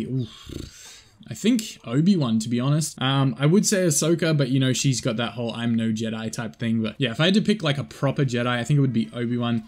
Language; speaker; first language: English; native; English